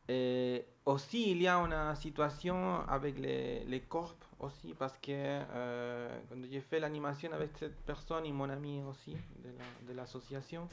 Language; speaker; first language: French; non-native, learner; Spanish